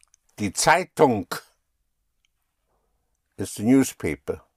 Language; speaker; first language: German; non-native, fluent; English